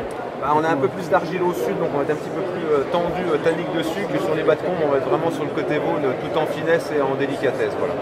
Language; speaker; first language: French; native; French